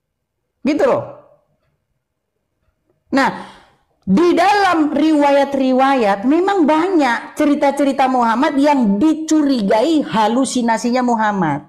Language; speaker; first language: Indonesian; native; Indonesian